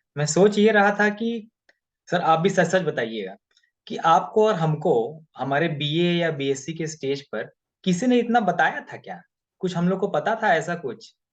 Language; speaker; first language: Hindi; native; Hindi